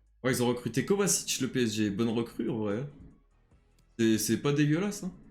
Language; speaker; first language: French; native; French